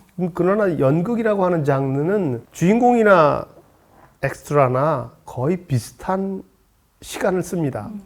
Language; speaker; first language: Korean; native; Korean